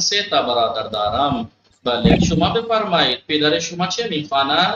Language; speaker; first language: Persian; non-native, fluent; Urdu